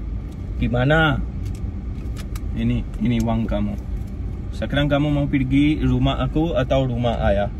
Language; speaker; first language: Indonesian; non-native, learner; Urdu